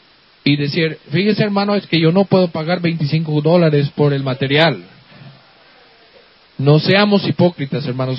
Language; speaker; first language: Spanish; native; Spanish